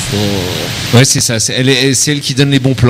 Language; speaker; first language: French; native; French